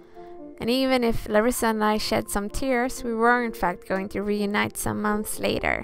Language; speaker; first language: English; non-native, fluent; Swedish